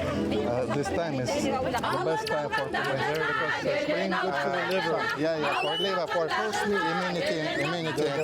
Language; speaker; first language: English; non-native, learner; Russian